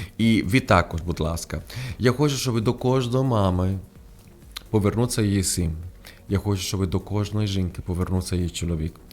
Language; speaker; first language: Ukrainian; non-native, fluent; Spanish